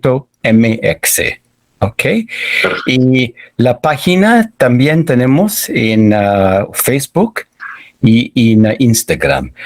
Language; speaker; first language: Spanish; non-native, fluent; English